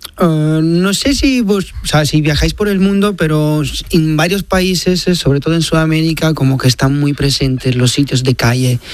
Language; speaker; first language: Spanish; non-native, fluent; Italian